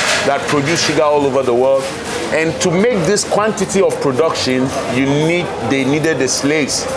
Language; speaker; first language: English; non-native, local second language; Akan